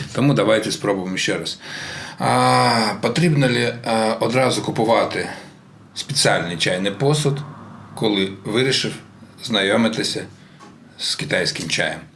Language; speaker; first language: Ukrainian; non-native, local second language; Russian